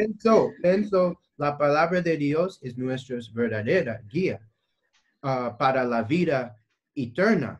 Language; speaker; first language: Spanish; non-native, learner; English